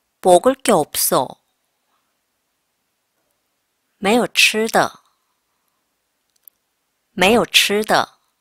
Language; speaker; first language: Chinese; non-native, fluent; Korean